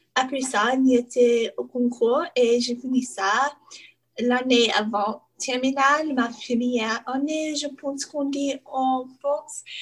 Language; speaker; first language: French; non-native, learner; English